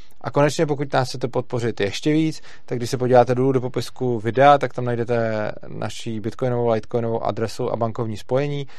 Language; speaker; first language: Czech; native; Czech